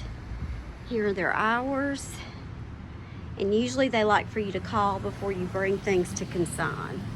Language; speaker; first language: English; native; English